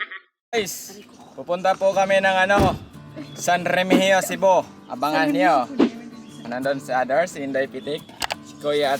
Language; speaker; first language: Filipino; non-native, local second language; Cebuano